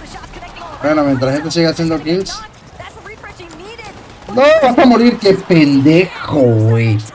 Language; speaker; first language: Spanish; native; Spanish